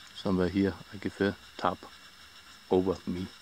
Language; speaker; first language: English; non-native, fluent; German